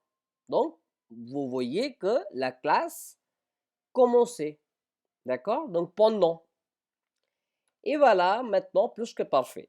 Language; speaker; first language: French; non-native, fluent; Hindi